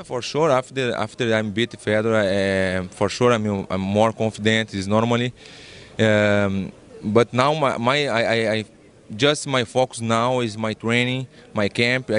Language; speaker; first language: English; non-native, learner; Portuguese